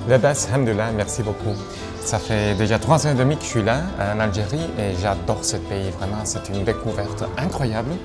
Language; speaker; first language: French; non-native, fluent; Spanish